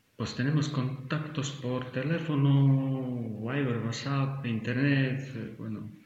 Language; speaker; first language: Spanish; non-native, learner; Ukrainian